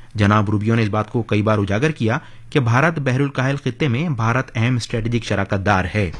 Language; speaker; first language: Urdu; native; Urdu